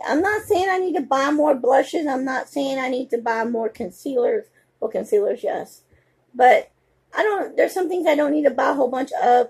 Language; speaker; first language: English; native; English